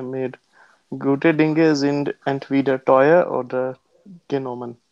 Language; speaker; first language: German; non-native, learner; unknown